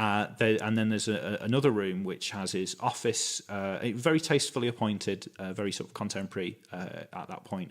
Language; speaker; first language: English; native; English